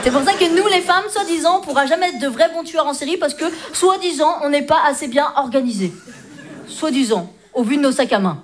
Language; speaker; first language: French; native; French